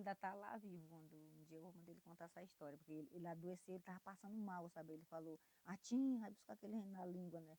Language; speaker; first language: Portuguese; non-native, local second language; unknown